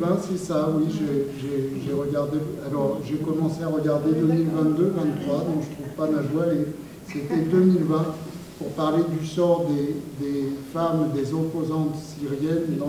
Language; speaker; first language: French; native; French